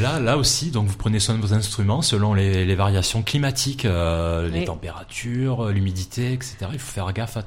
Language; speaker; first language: French; native; French